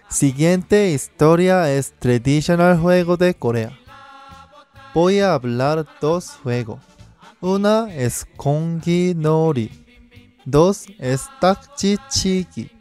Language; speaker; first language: Spanish; non-native, learner; Korean